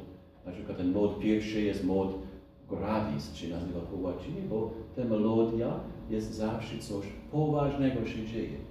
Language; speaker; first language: Polish; non-native, fluent; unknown